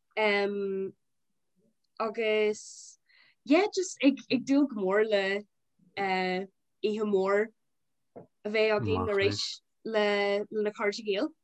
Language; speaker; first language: Irish; non-native, local second language; English